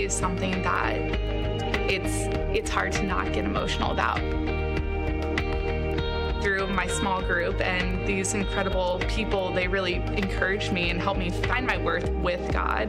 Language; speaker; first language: English; native; English